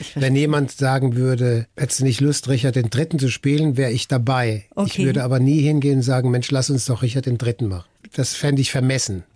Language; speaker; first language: German; native; German